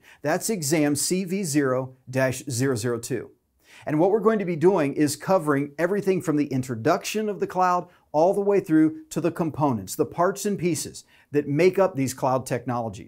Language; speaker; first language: English; native; English